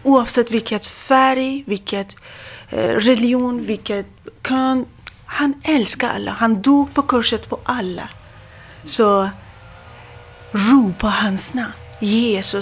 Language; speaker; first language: Swedish; non-native, fluent; Persian